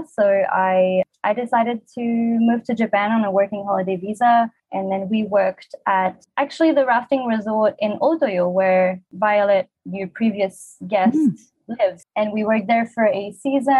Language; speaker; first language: English; non-native, fluent; French